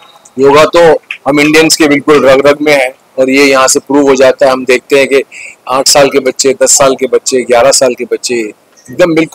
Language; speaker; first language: Hindi; native; Hindi